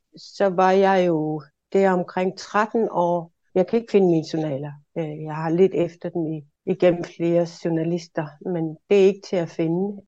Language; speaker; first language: Danish; non-native, local second language; Kalaallisut